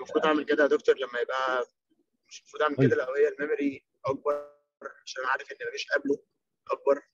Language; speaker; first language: Arabic; native; Arabic